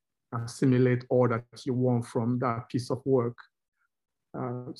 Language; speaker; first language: English; non-native, local second language; Igbo